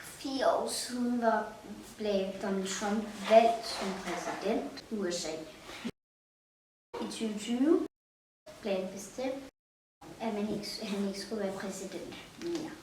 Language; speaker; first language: Danish; non-native, learner; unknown